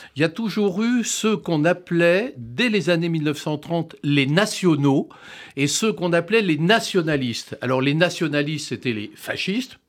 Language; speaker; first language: French; non-native, fluent; Russian